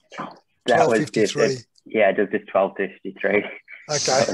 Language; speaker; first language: English; native; English